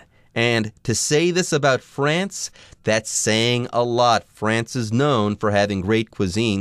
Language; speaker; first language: English; native; English